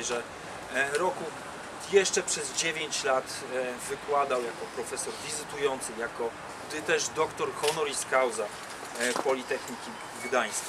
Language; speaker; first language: Polish; native; Polish